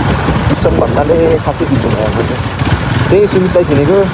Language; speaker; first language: Nepali; native; Nepali